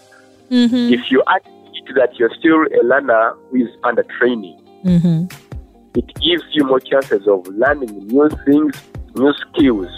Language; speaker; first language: English; non-native, local second language; Ganda